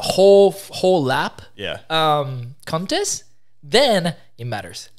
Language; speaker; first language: English; non-native, fluent; Japanese